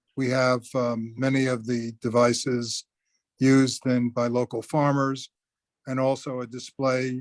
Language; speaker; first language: English; native; English